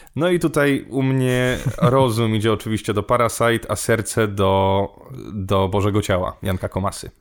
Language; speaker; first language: Polish; native; Polish